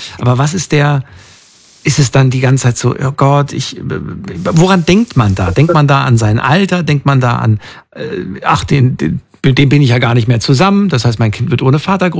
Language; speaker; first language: German; native; German